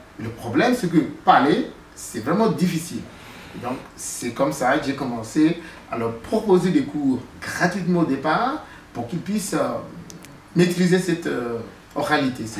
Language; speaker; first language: French; non-native, fluent; English